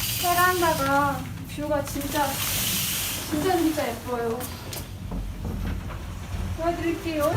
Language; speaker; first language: Korean; non-native, fluent; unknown